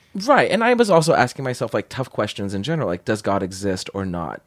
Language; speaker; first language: English; native; English